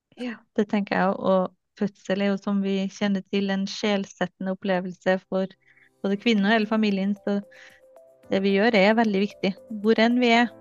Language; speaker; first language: Norwegian; native; Norwegian